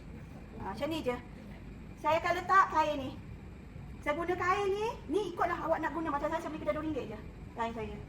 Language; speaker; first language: Malay; native; Malay